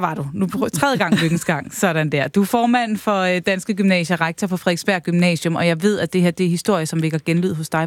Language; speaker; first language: Danish; native; Danish